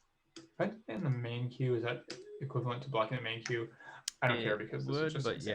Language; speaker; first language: English; native; English